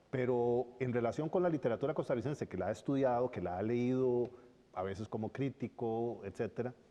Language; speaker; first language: Spanish; native; Spanish